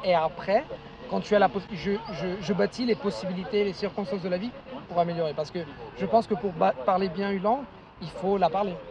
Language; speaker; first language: French; non-native, fluent; Italian